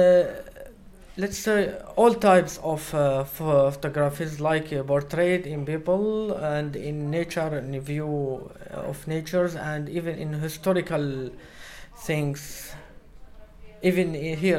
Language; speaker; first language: English; non-native, learner; Arabic